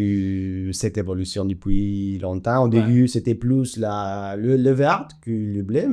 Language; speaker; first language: French; non-native, fluent; Spanish